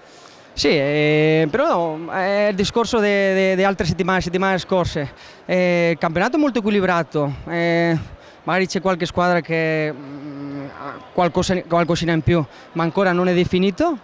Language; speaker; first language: Italian; non-native, fluent; Spanish